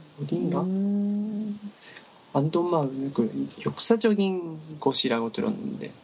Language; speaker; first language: Korean; non-native, learner; Japanese